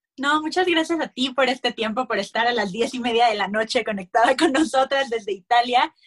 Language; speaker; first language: Spanish; native; Spanish